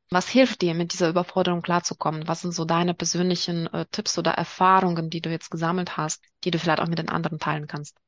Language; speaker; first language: German; non-native, fluent; Russian